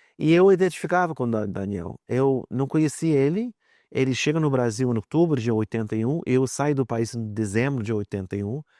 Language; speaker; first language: Portuguese; non-native, fluent; English